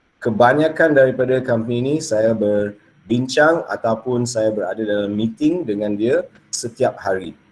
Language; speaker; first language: Malay; non-native, local second language; English